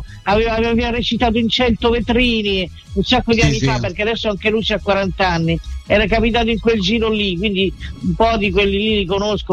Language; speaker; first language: Italian; native; Italian